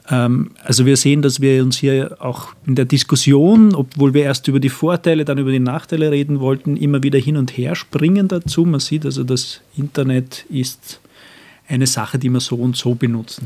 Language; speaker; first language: German; native; German